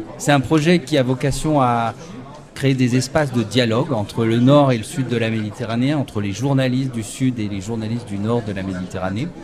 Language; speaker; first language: French; native; French